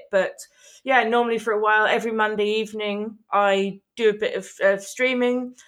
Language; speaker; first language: English; native; English